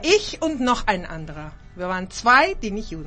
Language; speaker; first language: German; early bilingual, heritage; German